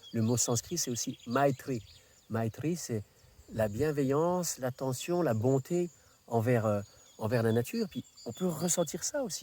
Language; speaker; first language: French; native; French